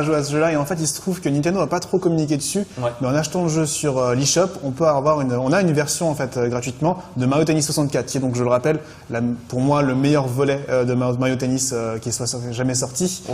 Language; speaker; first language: French; native; French